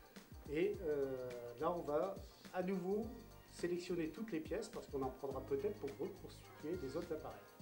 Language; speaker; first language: French; native; French